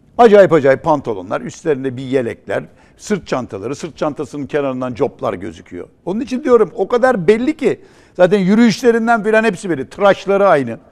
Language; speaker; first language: Turkish; native; Turkish